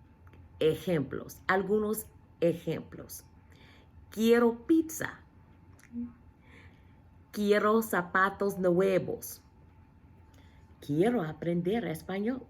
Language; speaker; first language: Spanish; non-native, fluent; English